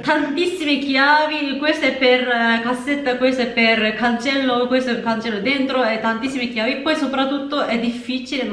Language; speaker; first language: Italian; non-native, fluent; Japanese